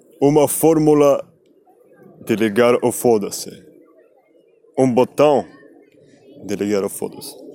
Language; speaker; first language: Portuguese; non-native, learner; Spanish